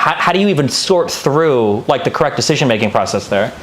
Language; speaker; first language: English; native; English